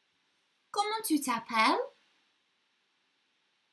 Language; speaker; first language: French; non-native, learner; English